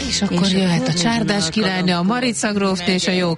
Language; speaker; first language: Hungarian; native; Hungarian